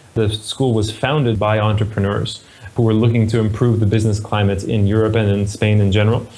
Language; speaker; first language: English; native; English